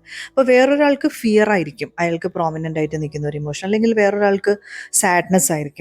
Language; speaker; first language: Malayalam; native; Malayalam